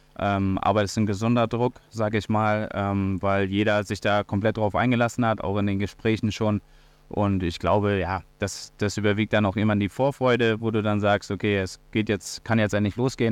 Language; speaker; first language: German; native; German